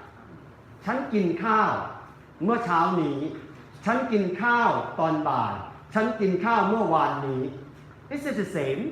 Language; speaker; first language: Thai; native; Thai